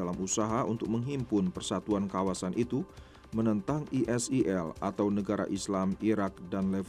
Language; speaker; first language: Indonesian; native; Indonesian